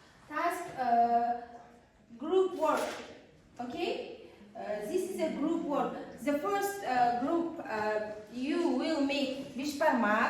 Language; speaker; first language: English; non-native, learner; Kazakh